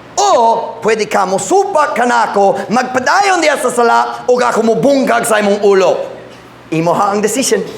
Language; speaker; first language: Cebuano; non-native, fluent; English